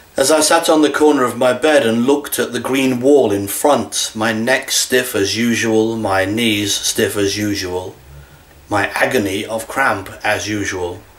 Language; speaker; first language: English; native; English